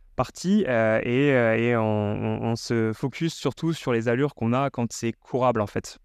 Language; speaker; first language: French; native; French